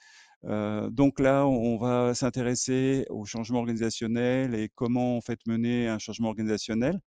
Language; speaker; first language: French; native; French